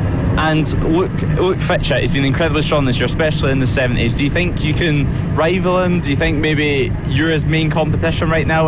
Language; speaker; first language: English; native; English